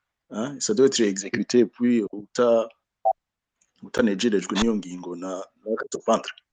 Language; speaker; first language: French; non-native, local second language; Rundi